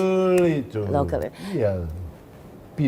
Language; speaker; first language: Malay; non-native, fluent; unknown